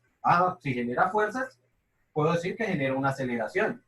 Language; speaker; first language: Spanish; native; Spanish